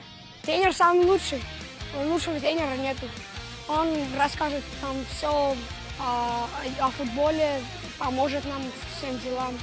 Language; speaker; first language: Russian; non-native, fluent; Armenian